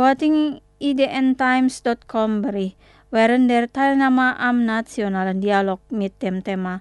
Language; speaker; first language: German; non-native, fluent; Indonesian